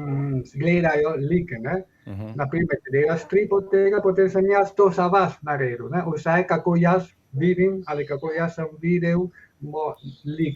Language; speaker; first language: Slovenian; non-native, fluent; Spanish